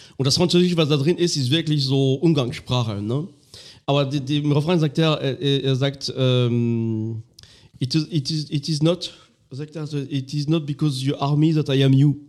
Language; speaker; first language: German; non-native, fluent; French